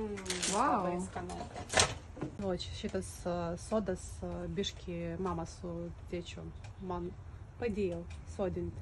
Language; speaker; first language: Lithuanian; non-native, learner; Russian